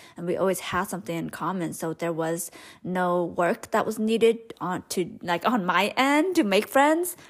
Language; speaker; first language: English; early bilingual, other home language; Hmong